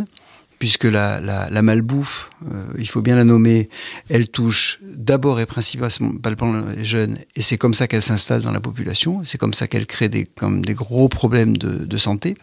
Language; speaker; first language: French; native; French